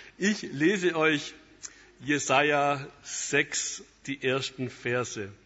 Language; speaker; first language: German; native; German